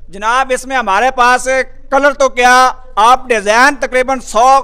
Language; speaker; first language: Urdu; non-native, local second language; Punjabi